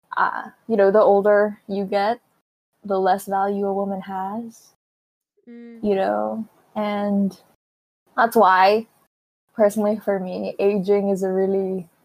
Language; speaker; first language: English; non-native, local second language; Filipino